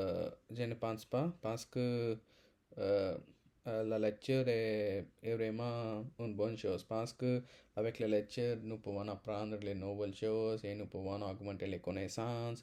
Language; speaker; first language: French; non-native, learner; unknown